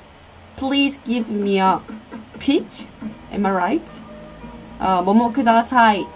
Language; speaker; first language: English; non-native, learner; Korean